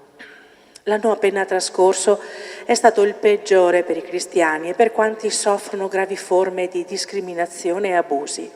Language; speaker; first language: Italian; native; Italian